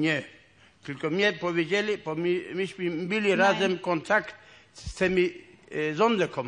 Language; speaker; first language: Polish; non-native, local second language; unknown